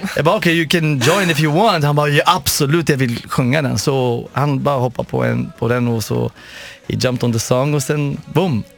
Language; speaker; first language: Swedish; non-native, fluent; Arabic